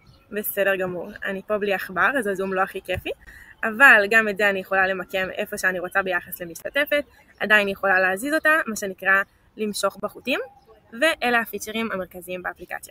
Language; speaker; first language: Hebrew; native; Hebrew